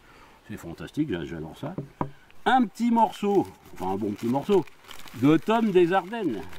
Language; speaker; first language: French; native; French